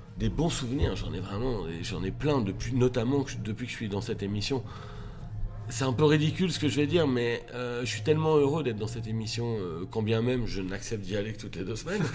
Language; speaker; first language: French; native; French